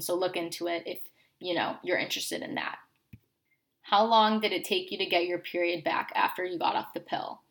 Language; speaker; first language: English; native; English